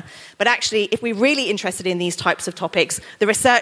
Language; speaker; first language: English; native; English